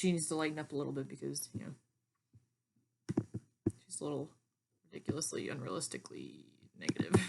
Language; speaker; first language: English; native; English